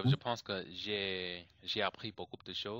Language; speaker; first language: French; non-native, learner; English